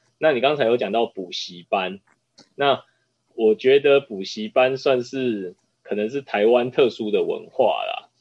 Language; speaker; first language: Chinese; native; Chinese